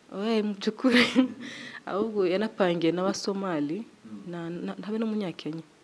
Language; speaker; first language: Kinyarwanda; early bilingual, heritage; Kinyarwanda